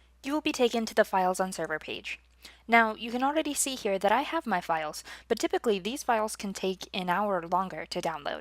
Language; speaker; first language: English; native; English